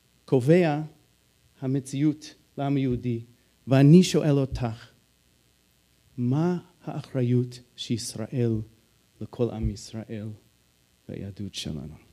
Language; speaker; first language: Hebrew; non-native, fluent; English